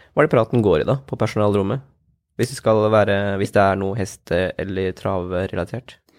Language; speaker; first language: Norwegian; native; Norwegian